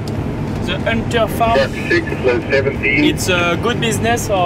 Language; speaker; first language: English; non-native, learner; French